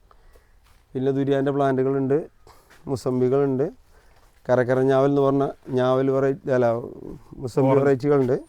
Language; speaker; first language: Malayalam; native; Malayalam